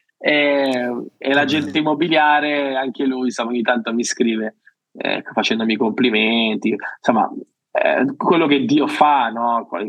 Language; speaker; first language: Italian; native; Italian